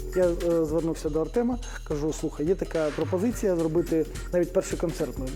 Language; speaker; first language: Ukrainian; native; Ukrainian